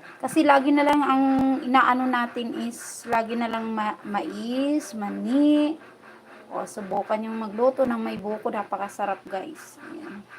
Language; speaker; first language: Filipino; native; Filipino